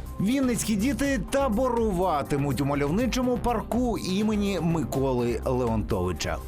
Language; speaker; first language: Ukrainian; native; Ukrainian